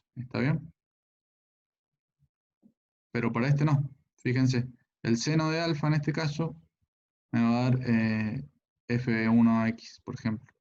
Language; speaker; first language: Spanish; native; Spanish